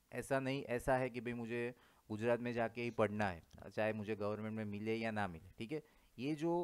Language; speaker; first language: Hindi; non-native, local second language; Gujarati